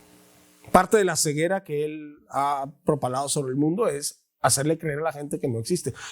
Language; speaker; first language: Spanish; native; Spanish